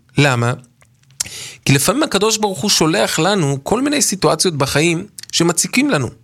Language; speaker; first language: Hebrew; native; Hebrew